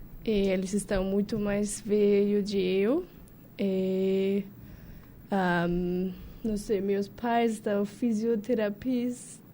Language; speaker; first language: Portuguese; non-native, learner; German